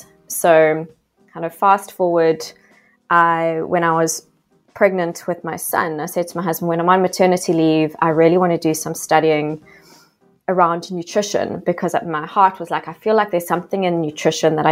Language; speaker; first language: English; native; English